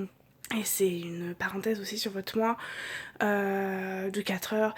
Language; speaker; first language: French; native; French